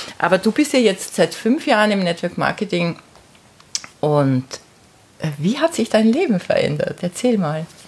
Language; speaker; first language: German; native; German